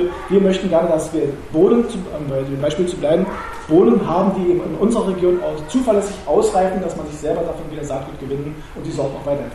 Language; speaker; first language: German; native; German